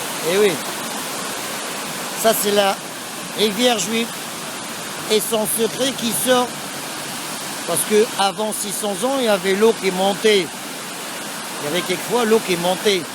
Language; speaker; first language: French; non-native, local second language; Arabic